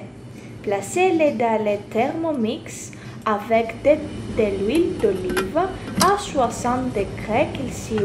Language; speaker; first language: French; non-native, learner; Greek